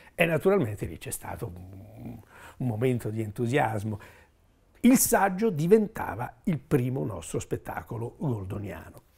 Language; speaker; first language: Italian; native; Italian